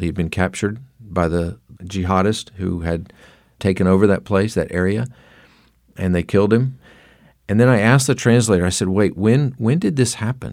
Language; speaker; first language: English; native; English